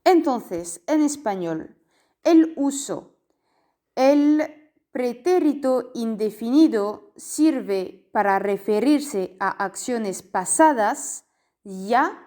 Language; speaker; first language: Spanish; non-native, fluent; French